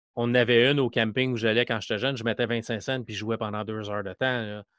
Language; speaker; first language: French; native; French